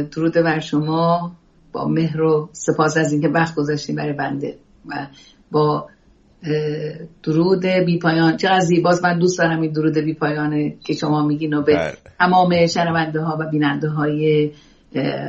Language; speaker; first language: Persian; non-native, local second language; Azerbaijani